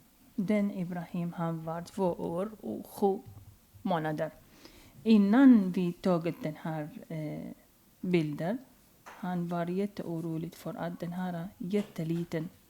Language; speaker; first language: Swedish; non-native, learner; Arabic